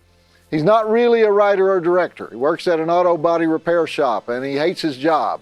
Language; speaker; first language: English; native; English